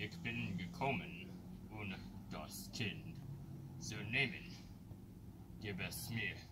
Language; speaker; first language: German; non-native, learner; English